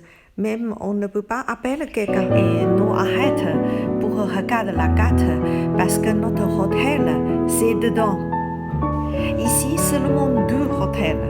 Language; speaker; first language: French; non-native, learner; Chinese